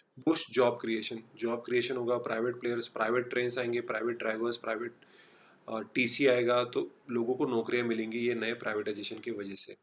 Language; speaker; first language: Hindi; non-native, local second language; Marathi